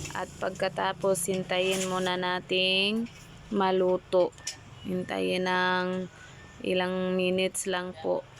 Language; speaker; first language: Filipino; non-native, local second language; Cebuano